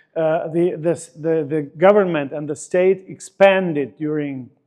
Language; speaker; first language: English; non-native, fluent; Italian